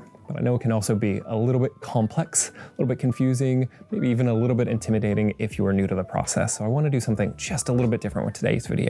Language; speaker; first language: English; native; English